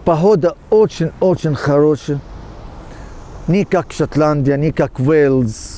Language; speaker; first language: Ukrainian; non-native, learner; English